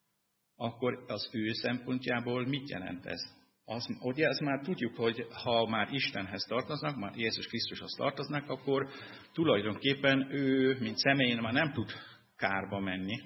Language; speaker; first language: Hungarian; non-native, fluent; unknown